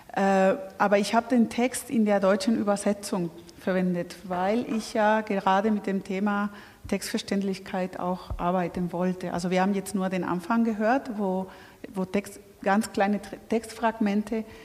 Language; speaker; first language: German; non-native, fluent; Spanish